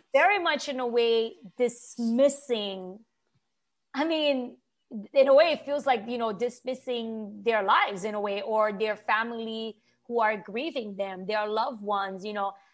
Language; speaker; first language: English; non-native, fluent; Haitian Creole